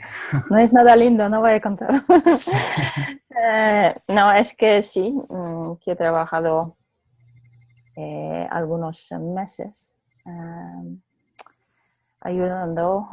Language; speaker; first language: Spanish; non-native, fluent; Polish